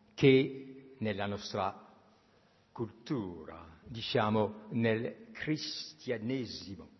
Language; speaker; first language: Italian; non-native, fluent; French